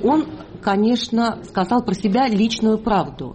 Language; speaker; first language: Russian; native; Russian